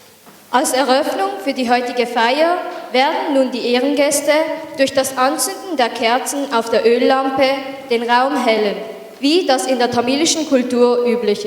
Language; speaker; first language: German; early bilingual, other home language; Tamil